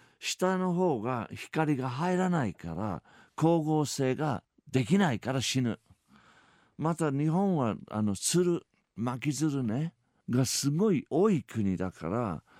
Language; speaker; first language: Japanese; non-native, fluent; English